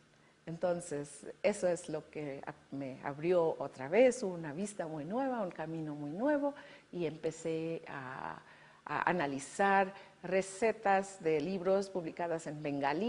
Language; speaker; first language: Spanish; non-native, fluent; Bangla